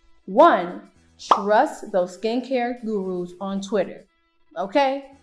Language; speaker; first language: English; native; English